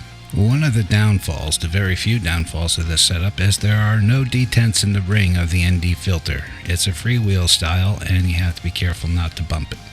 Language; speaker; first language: English; native; English